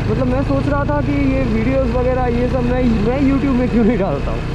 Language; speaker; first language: Hindi; non-native, local second language; Bangla